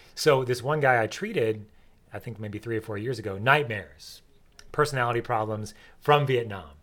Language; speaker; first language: English; native; English